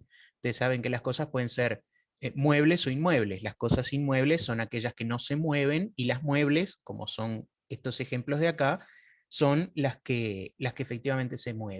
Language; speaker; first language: Spanish; native; Spanish